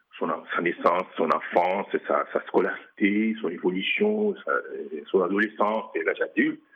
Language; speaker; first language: French; non-native, local second language; Lingala